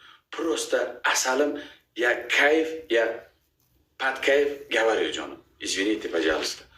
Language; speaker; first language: Russian; non-native, learner; Uzbek